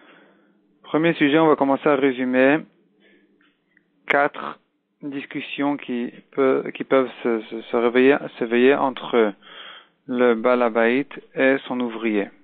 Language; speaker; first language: French; native; French